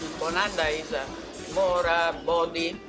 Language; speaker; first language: English; non-native, learner; Italian